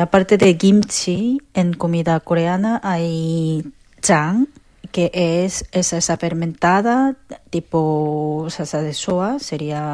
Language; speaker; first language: Spanish; non-native, fluent; Korean